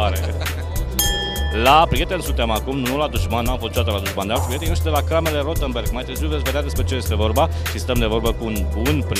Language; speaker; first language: Romanian; native; Romanian